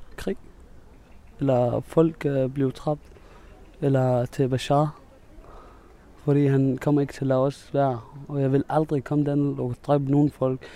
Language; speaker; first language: Danish; non-native, fluent; Arabic